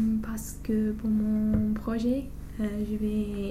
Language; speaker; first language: French; non-native, fluent; English